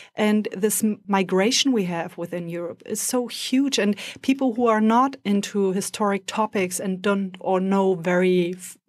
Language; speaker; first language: English; non-native, fluent; German